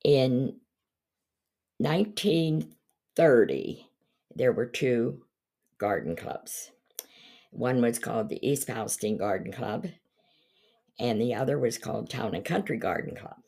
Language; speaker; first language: English; native; English